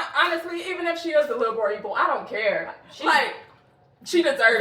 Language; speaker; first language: English; native; English